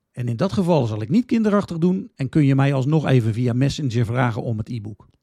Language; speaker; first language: Dutch; native; Dutch